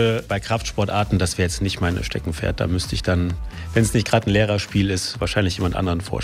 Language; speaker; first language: German; native; German